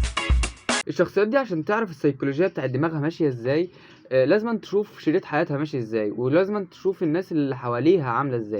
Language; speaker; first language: Arabic; native; Arabic